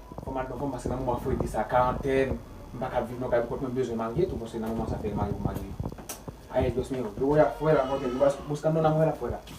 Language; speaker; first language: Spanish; non-native, learner; Haitian Creole